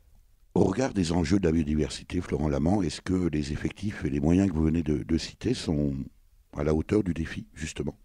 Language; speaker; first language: French; native; French